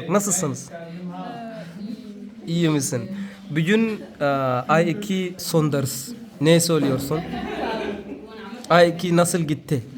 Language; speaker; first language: Turkish; non-native, learner; Arabic